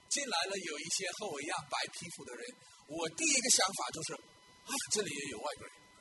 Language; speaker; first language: Chinese; non-native, fluent; English